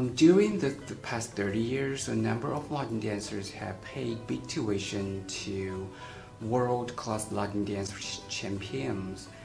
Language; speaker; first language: English; non-native, fluent; Chinese